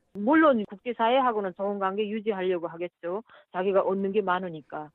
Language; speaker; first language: Korean; native; Korean